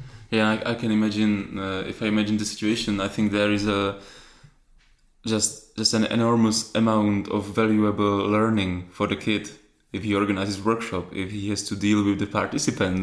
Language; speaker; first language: English; non-native, fluent; Czech